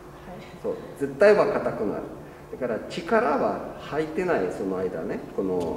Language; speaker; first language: Japanese; non-native, learner; Russian